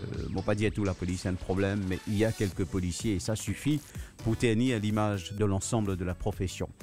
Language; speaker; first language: French; non-native, local second language; Morisyen